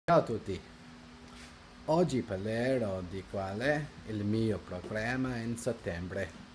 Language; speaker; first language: Italian; non-native, learner; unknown